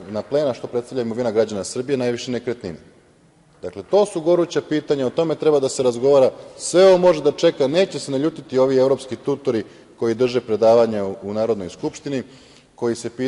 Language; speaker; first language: Serbian; native; Serbian